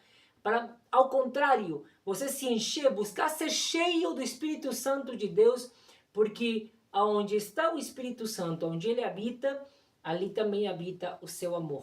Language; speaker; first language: Portuguese; non-native, fluent; Spanish